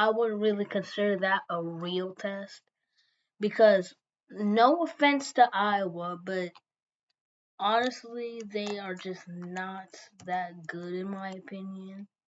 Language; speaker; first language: English; native; English